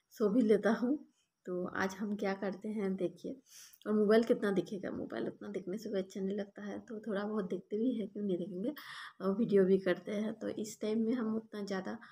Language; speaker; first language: Hindi; non-native, local second language; Bangla